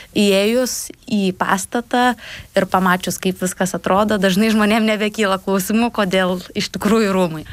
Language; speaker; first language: Lithuanian; native; Lithuanian